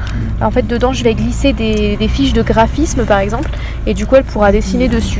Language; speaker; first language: French; native; French